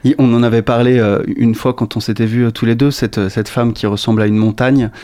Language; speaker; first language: French; native; French